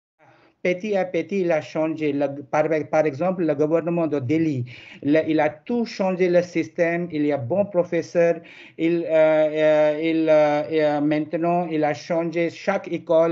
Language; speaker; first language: French; non-native, learner; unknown